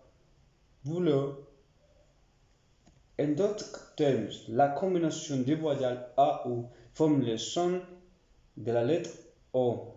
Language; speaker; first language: French; non-native, learner; Spanish